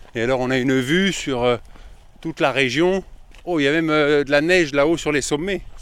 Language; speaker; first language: French; native; French